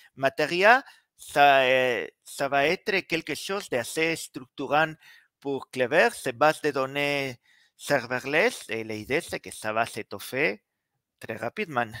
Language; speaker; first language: French; native; French